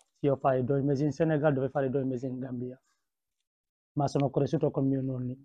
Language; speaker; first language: Italian; non-native, learner; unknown